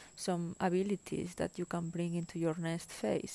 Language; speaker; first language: English; non-native, fluent; Spanish